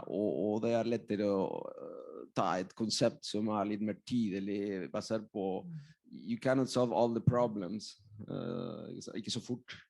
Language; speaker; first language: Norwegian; non-native, fluent; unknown